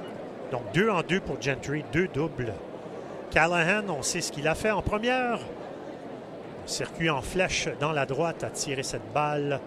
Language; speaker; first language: French; native; French